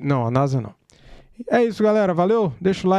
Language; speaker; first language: Portuguese; native; Portuguese